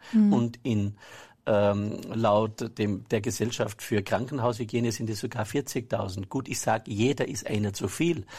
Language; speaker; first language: German; native; German